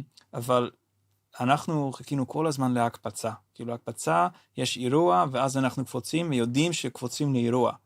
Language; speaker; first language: Hebrew; non-native, fluent; Dutch